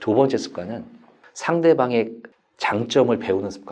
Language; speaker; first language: Korean; native; Korean